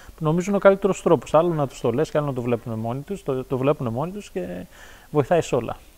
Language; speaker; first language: Greek; early bilingual, heritage; Greek